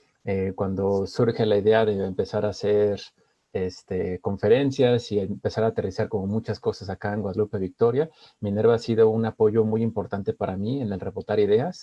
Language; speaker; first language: Spanish; native; Spanish